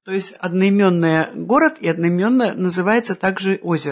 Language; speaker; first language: Russian; native; Russian